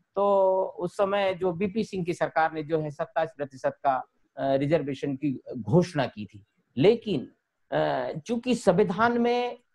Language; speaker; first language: Hindi; native; Hindi